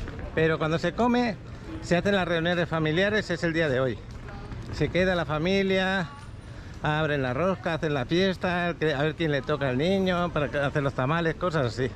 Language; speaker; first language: Spanish; native; Spanish